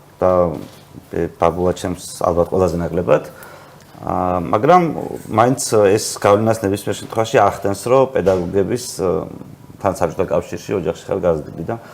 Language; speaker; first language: Georgian; native; Georgian